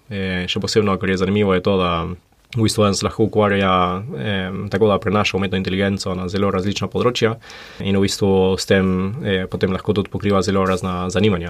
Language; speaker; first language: Slovenian; early bilingual, heritage; Slovenian